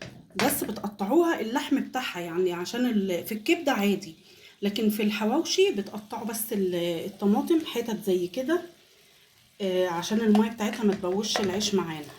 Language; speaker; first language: Arabic; native; Arabic